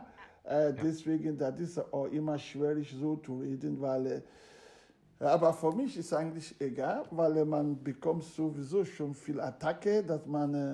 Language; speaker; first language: German; non-native, fluent; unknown